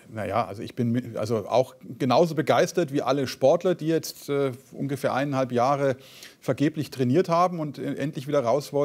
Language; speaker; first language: German; native; German